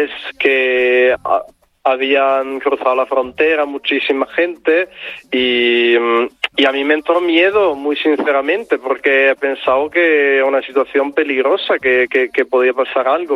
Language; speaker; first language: Spanish; non-native, fluent; Italian